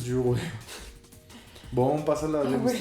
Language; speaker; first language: French; non-native, fluent; Spanish